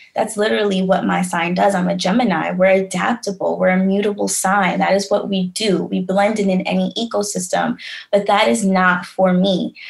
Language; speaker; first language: English; native; English